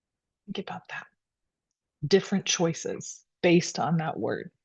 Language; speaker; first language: English; native; English